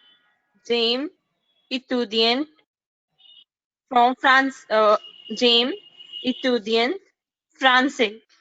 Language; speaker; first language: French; non-native, learner; Hindi